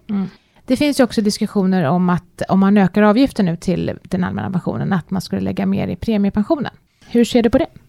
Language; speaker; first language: Swedish; native; Swedish